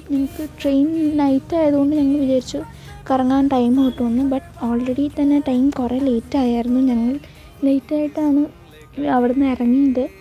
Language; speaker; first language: Malayalam; early bilingual, heritage; Malayalam